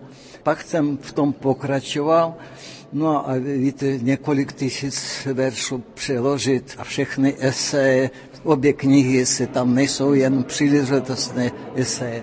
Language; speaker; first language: Czech; non-native, fluent; Russian